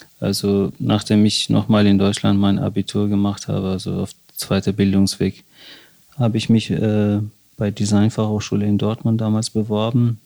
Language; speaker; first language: German; non-native, fluent; Persian